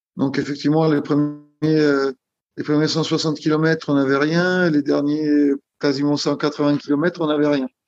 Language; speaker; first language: French; non-native, fluent; Italian